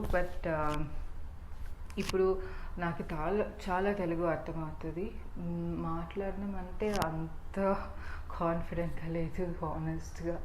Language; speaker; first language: Telugu; non-native, learner; Tamil